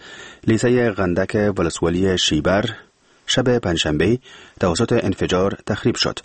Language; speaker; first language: Persian; native; Persian